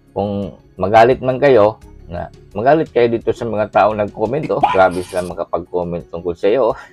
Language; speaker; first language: Filipino; non-native, local second language; Cebuano